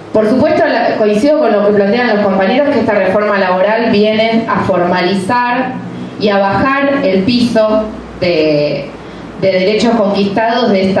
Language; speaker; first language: Spanish; native; Spanish